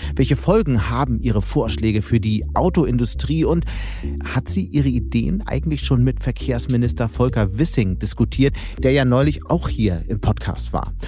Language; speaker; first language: German; native; German